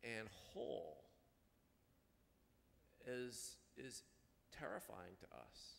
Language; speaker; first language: English; native; English